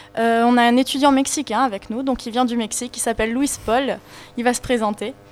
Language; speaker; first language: French; native; French